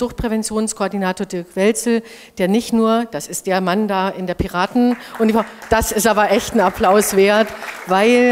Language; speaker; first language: German; native; German